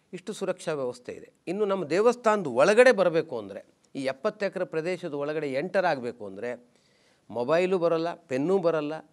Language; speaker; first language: Kannada; native; Kannada